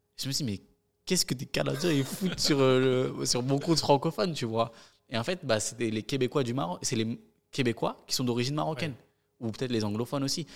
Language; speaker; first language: French; native; French